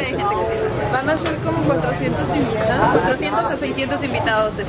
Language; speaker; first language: Spanish; native; Spanish